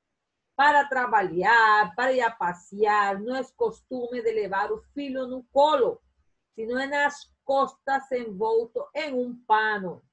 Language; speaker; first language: Spanish; non-native, fluent; Portuguese